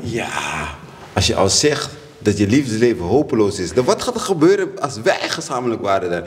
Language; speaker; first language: Dutch; native; Dutch